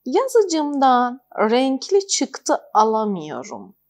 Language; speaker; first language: Turkish; non-native, fluent; Persian